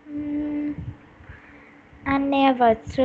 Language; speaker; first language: English; non-native, learner; Vietnamese